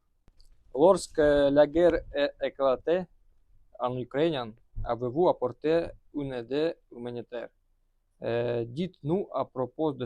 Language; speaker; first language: French; non-native, learner; Russian